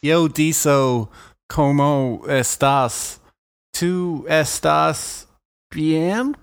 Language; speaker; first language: Spanish; non-native, learner; English